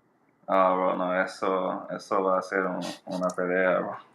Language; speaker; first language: Spanish; non-native, learner; English